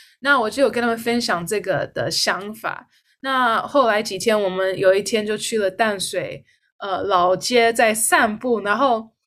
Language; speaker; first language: Chinese; early bilingual, heritage; Chinese